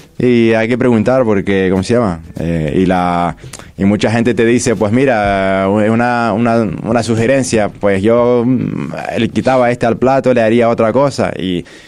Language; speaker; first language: Spanish; non-native, fluent; Arabic